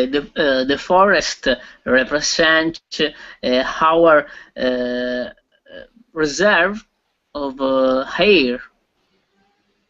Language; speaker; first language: English; non-native, learner; Italian